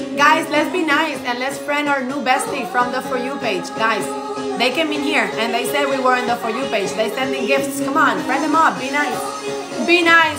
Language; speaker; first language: English; non-native, fluent; Spanish